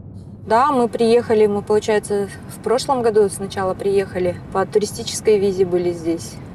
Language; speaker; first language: Russian; native; Russian